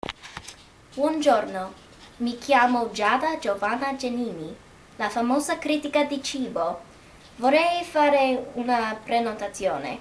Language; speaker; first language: Italian; non-native, learner; English